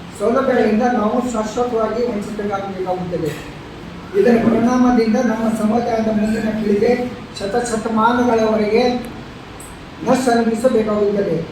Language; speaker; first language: Kannada; non-native, local second language; Lambadi